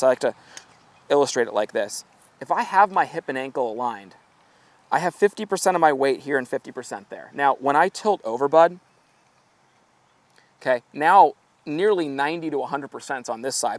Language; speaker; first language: English; native; English